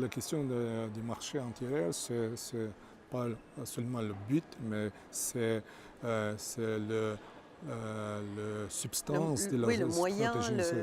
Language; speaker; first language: French; non-native, fluent; Czech